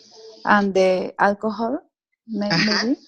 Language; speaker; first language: English; non-native, learner; Spanish